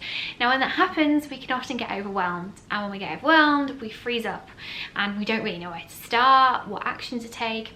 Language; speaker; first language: English; native; English